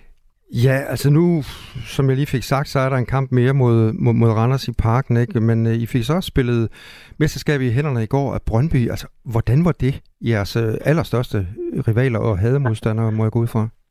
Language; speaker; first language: Danish; native; Danish